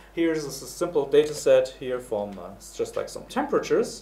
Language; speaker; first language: English; non-native, fluent; German